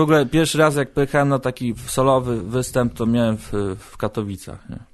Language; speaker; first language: Polish; native; Polish